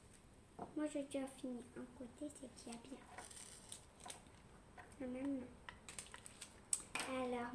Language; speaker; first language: French; native; French